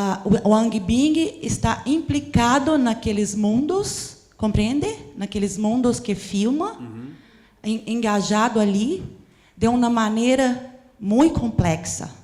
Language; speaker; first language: Portuguese; non-native, learner; Spanish